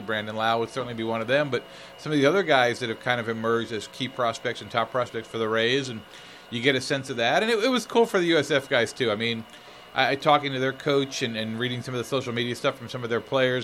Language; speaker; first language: English; native; English